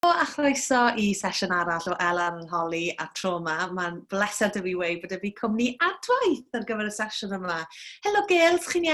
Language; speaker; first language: Welsh; native; Welsh